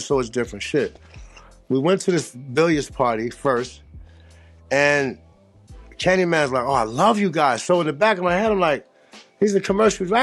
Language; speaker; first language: English; native; English